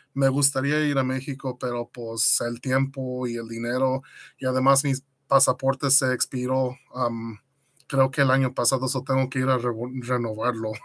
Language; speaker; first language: Spanish; early bilingual, other home language; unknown